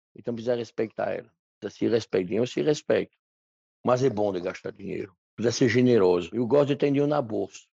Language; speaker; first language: Portuguese; non-native, fluent; French